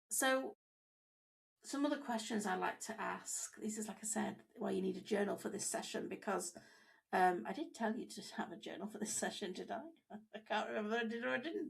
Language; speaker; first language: English; native; English